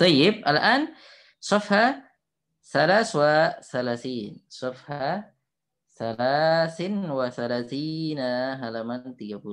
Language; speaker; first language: Arabic; non-native, fluent; Indonesian